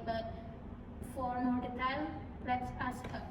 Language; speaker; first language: English; non-native, learner; Indonesian